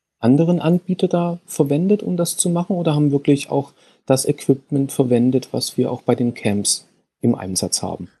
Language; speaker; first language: German; native; German